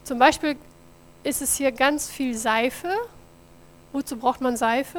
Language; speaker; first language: German; native; German